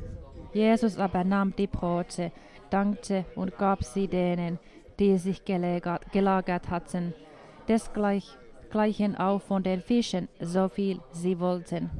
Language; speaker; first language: German; non-native, fluent; Finnish